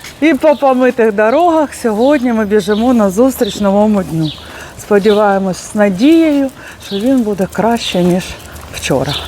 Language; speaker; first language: Ukrainian; native; Ukrainian